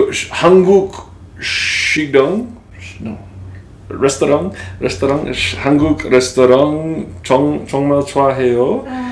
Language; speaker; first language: Korean; non-native, learner; English